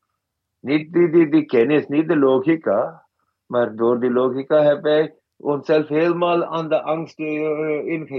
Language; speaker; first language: Dutch; non-native, fluent; Malayalam